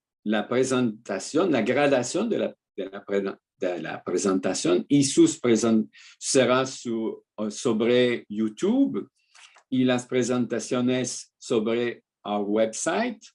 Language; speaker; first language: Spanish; non-native, fluent; French